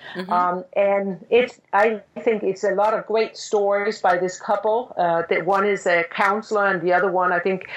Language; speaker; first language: English; non-native, fluent; Danish